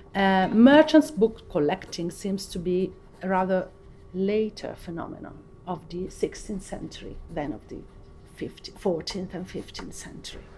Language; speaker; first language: English; non-native, fluent; Italian